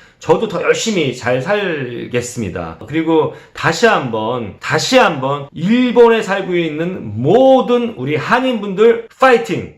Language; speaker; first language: Korean; native; Korean